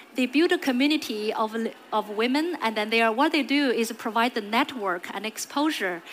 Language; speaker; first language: English; non-native, fluent; Chinese